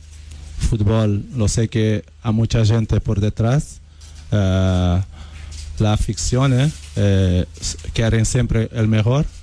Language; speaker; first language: Spanish; non-native, learner; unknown